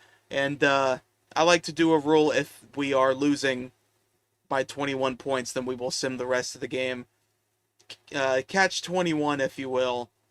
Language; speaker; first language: English; native; English